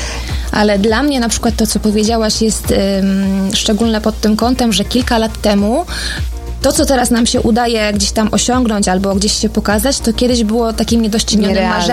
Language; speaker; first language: Polish; native; Polish